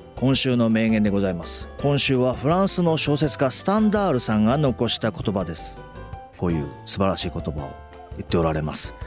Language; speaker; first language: Japanese; native; Japanese